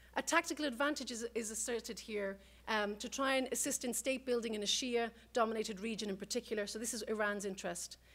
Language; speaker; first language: English; native; English